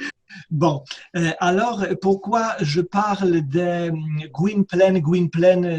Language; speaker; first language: French; non-native, fluent; Polish